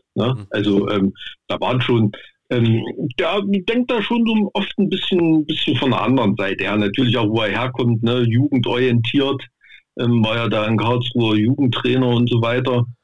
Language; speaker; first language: German; native; German